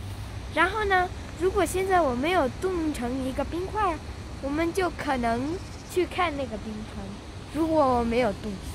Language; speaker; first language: Chinese; early bilingual, heritage; Chinese